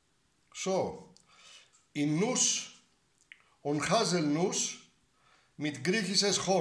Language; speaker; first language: German; non-native, learner; Greek